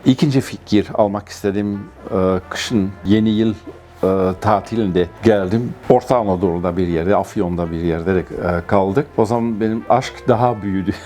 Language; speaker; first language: Turkish; non-native, fluent; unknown